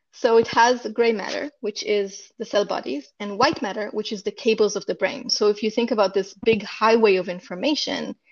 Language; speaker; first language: English; non-native, fluent; Hebrew